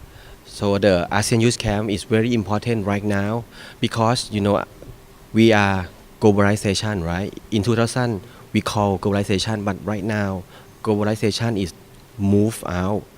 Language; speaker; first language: English; non-native, fluent; Thai